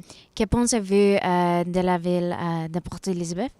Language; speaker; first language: French; non-native, learner; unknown